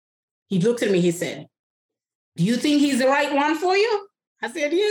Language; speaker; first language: English; non-native, local second language; Kikuyu